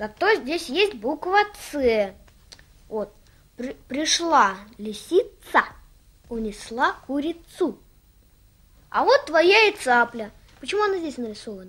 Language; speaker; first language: Russian; native; Russian